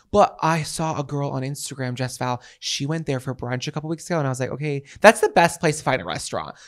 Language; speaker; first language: English; native; English